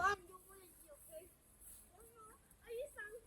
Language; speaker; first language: Spanish; early bilingual, heritage; Spanish